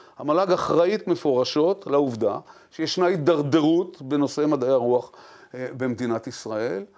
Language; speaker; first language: Hebrew; native; Hebrew